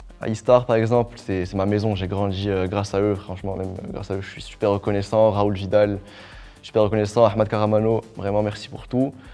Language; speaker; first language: French; non-native, local second language; Arabic